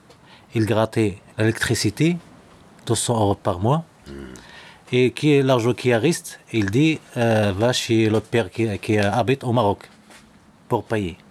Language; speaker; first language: French; non-native, local second language; Arabic